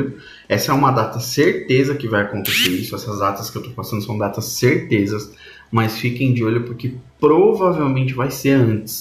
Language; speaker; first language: Portuguese; native; Portuguese